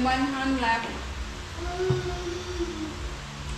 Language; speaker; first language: English; non-native, local second language; Cebuano